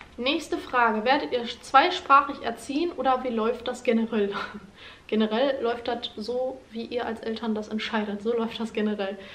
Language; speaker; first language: German; native; German